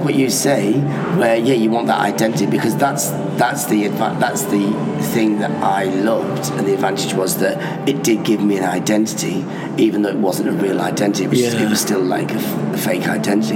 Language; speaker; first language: English; non-native, local second language; Persian